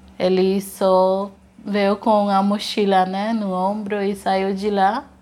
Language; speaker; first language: Portuguese; non-native, fluent; Haitian Creole